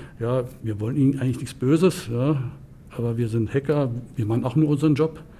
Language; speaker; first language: German; native; German